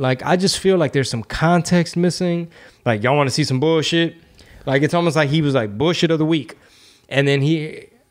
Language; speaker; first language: English; early bilingual, other home language; Spanish